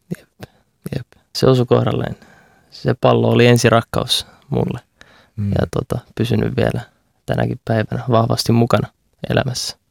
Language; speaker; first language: Finnish; early bilingual, other home language; Arabic